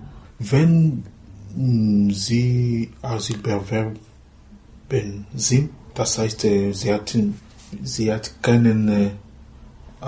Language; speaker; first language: German; non-native, learner; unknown